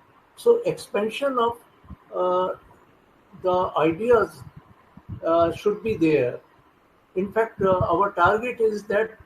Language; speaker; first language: English; non-native, local second language; Hindi